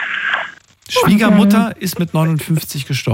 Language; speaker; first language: German; native; German